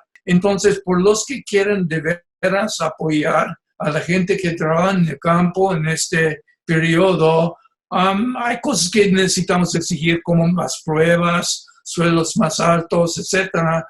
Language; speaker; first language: Spanish; non-native, fluent; English